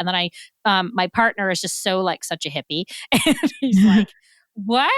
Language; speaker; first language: English; native; English